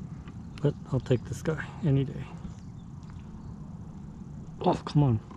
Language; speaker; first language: English; native; English